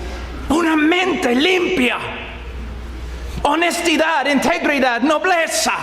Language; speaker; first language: Spanish; non-native, fluent; English